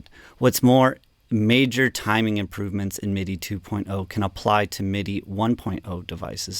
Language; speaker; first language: English; native; English